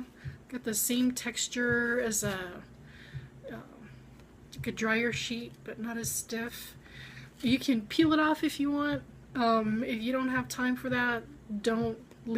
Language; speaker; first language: English; native; English